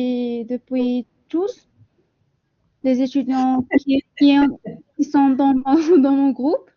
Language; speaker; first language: French; non-native, local second language; Arabic